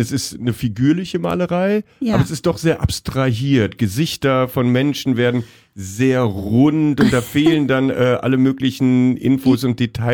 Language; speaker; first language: German; native; German